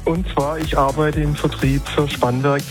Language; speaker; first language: German; native; German